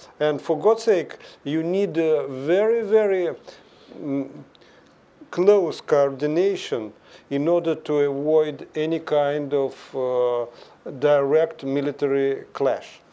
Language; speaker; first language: English; non-native, fluent; Russian